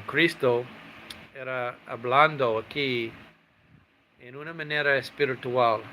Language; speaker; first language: Spanish; non-native, fluent; English